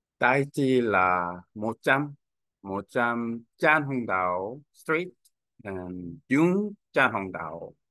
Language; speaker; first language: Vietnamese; non-native, learner; Korean